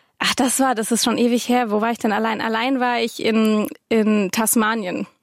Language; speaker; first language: German; native; German